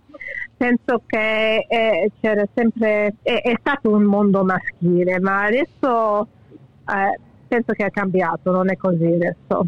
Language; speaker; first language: Italian; early bilingual, heritage; English